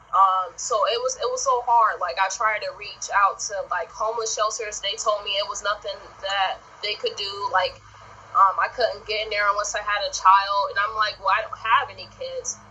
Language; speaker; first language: English; native; English